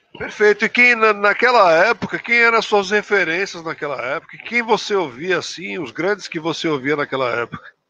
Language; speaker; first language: Portuguese; native; Portuguese